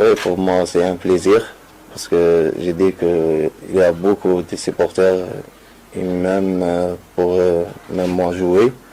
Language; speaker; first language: French; non-native, learner; Arabic